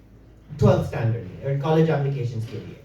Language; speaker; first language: Hindi; early bilingual, heritage; English